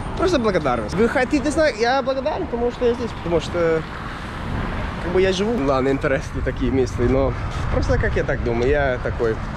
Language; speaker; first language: Russian; non-native, learner; English